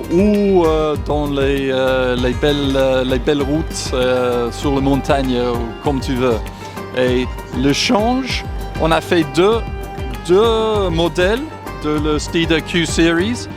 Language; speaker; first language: French; non-native, fluent; English